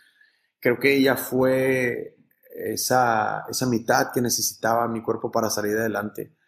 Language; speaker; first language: Spanish; native; Spanish